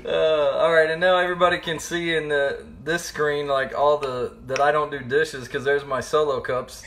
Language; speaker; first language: English; native; English